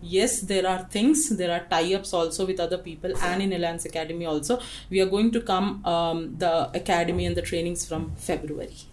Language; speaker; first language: English; non-native, local second language; Hindi